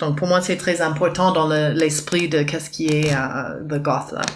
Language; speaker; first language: French; non-native, fluent; English